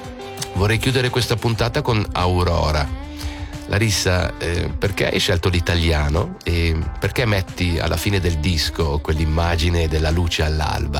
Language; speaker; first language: Italian; native; Italian